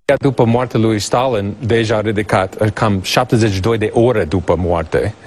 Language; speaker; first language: Romanian; non-native, fluent; English